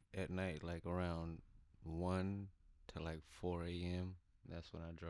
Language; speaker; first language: English; early bilingual, other home language; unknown